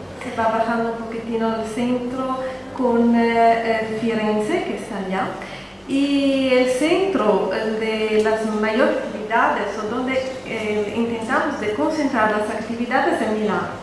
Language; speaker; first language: Spanish; non-native, fluent; Italian